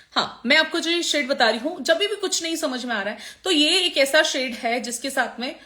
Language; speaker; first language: Hindi; non-native, local second language; Gujarati